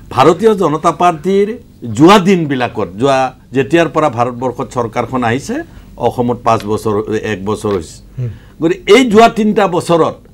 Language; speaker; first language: Assamese; native; Assamese